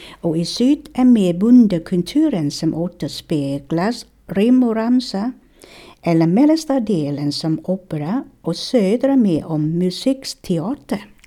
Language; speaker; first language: Swedish; non-native, fluent; Vietnamese